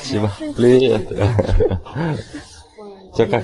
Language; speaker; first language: Russian; non-native, learner; Chinese